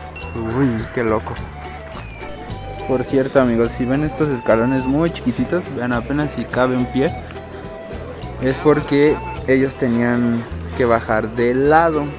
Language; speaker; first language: Spanish; native; Spanish